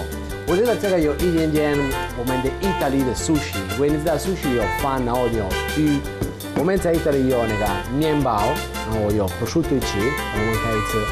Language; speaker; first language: Chinese; non-native, learner; Italian